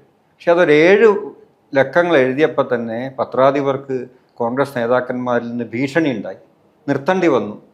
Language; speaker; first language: Malayalam; native; Malayalam